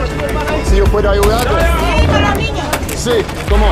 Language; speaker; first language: Spanish; non-native, learner; English